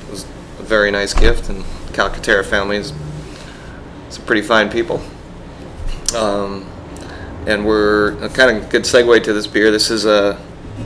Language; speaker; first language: English; native; English